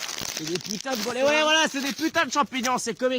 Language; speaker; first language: French; native; French